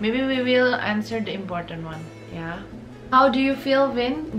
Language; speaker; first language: English; non-native, fluent; Indonesian